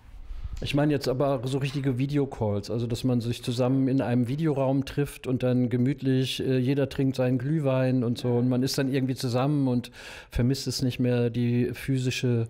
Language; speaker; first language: German; native; German